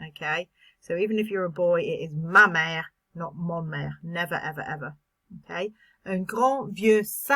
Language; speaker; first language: French; non-native, fluent; English